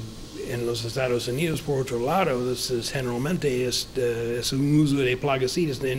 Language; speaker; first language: Spanish; non-native, fluent; English